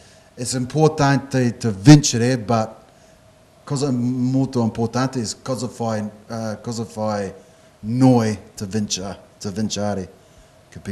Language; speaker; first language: Italian; non-native, learner; English